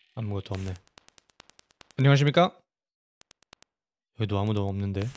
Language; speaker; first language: Korean; non-native, fluent; German